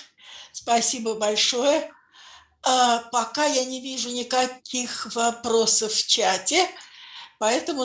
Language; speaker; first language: Russian; native; Russian